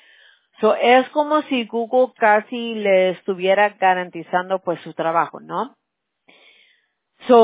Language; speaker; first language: Spanish; early bilingual, heritage; Spanish